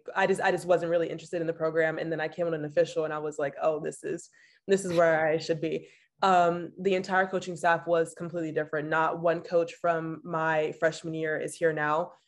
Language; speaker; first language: English; native; English